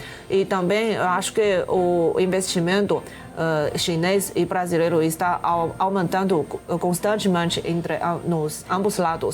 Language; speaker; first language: Portuguese; non-native, fluent; Chinese